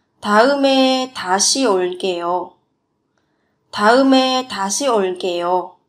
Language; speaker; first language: Korean; non-native, fluent; Vietnamese